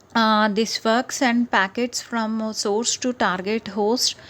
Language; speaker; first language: English; non-native, local second language; Telugu